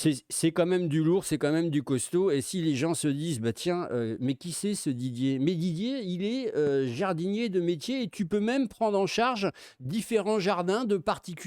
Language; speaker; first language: French; native; French